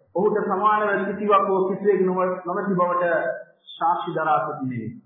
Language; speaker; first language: Sinhala; non-native, local second language; Tamil